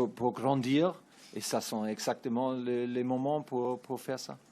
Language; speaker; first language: French; non-native, learner; German